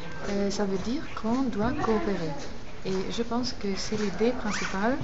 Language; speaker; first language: French; non-native, fluent; Greek